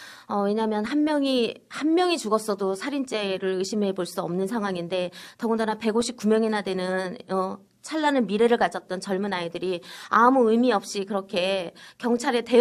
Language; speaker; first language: Korean; native; Korean